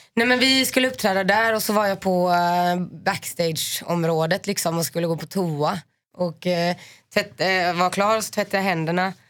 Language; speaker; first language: Swedish; native; Swedish